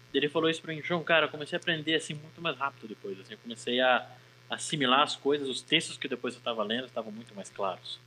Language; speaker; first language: Portuguese; native; Portuguese